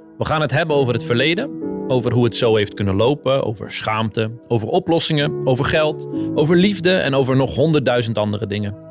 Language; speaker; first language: Dutch; native; Dutch